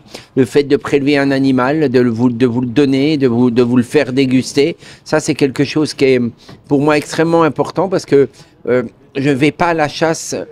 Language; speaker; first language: French; native; French